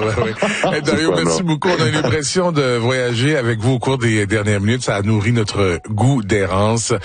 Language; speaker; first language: French; native; French